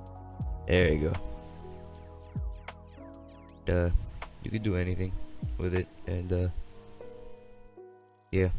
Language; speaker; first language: English; native; English